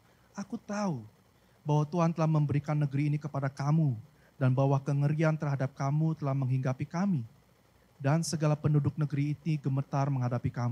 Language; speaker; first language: Indonesian; native; Indonesian